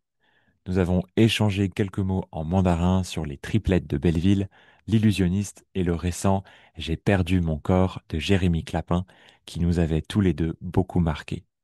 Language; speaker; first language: French; native; French